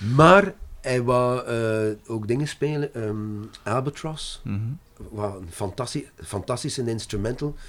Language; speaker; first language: Dutch; non-native, fluent; French